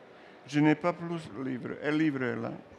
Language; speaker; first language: French; non-native, learner; Serbian